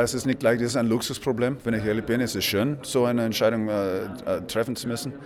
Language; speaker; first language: German; non-native, fluent; English